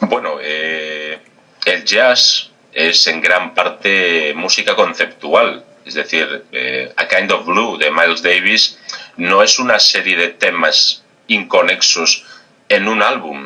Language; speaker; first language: Spanish; native; Spanish